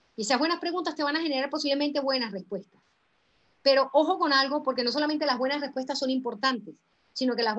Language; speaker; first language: Spanish; native; Spanish